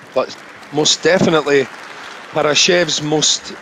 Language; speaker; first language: English; native; English